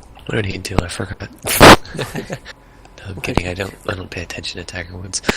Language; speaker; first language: English; native; English